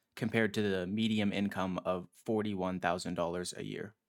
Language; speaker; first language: English; native; English